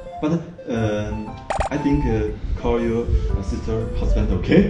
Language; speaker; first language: English; non-native, learner; Chinese